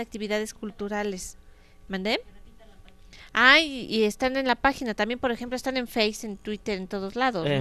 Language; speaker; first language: Spanish; native; Spanish